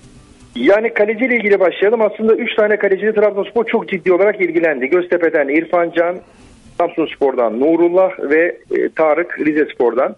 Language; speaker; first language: Turkish; native; Turkish